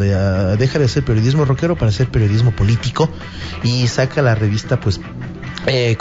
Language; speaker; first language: Spanish; native; Spanish